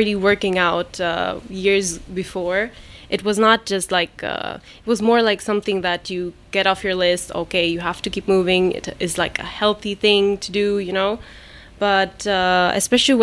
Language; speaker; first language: English; non-native, fluent; German